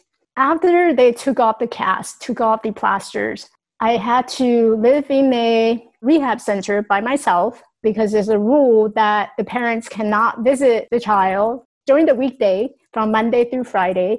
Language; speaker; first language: English; non-native, fluent; Chinese